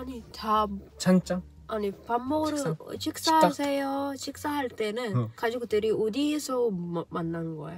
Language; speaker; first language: Korean; non-native, learner; Arabic